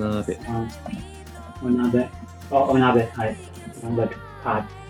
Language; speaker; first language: Japanese; non-native, learner; English